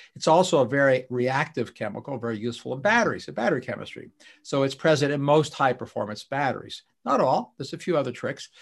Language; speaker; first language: English; native; English